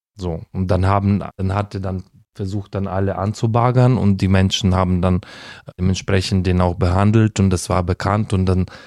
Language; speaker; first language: German; non-native, fluent; Russian